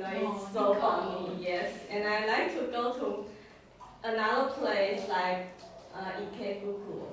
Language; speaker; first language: English; non-native, learner; Chinese